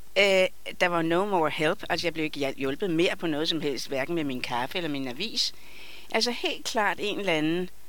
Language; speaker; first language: Danish; native; Danish